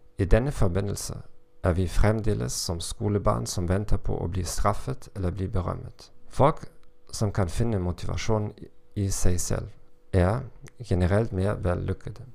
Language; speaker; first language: Norwegian; non-native, learner; German